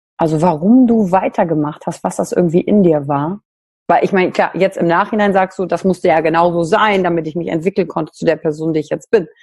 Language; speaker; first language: German; native; German